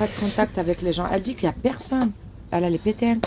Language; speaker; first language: French; non-native, local second language; Arabic